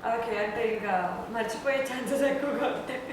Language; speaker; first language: Telugu; native; Telugu